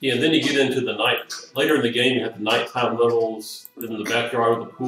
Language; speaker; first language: English; native; English